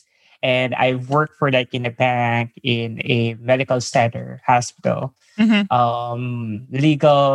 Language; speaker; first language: English; non-native, local second language; Filipino